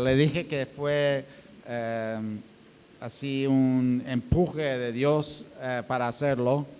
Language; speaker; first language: Spanish; non-native, fluent; English